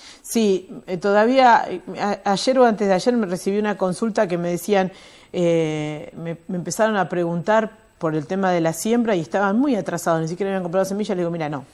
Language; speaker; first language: Spanish; native; Spanish